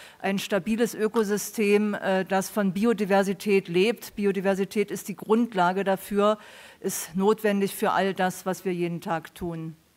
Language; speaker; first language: German; native; German